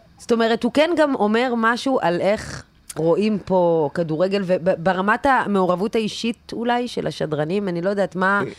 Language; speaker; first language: Hebrew; native; Hebrew